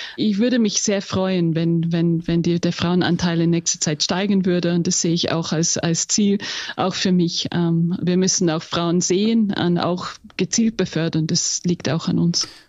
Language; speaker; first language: German; non-native, fluent; English